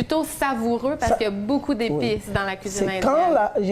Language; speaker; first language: French; native; French